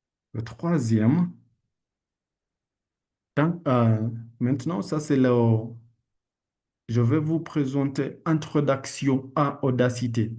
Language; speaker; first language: French; non-native, learner; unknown